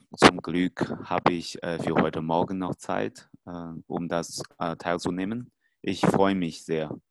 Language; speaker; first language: German; non-native, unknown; Chinese